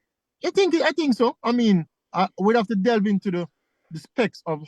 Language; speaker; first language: English; native; English